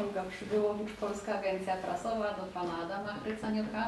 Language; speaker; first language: Polish; native; Polish